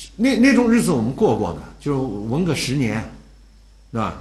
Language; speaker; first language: Chinese; native; Chinese